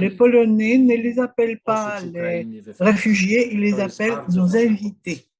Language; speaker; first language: French; non-native, fluent; Polish